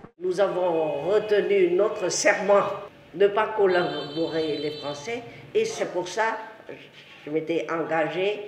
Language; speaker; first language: French; non-native, local second language; Vietnamese